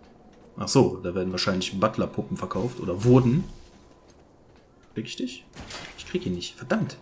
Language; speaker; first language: German; native; German